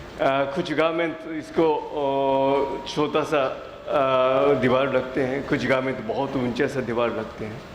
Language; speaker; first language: Hindi; non-native, fluent; Japanese